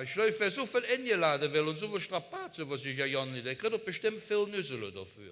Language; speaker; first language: German; native; German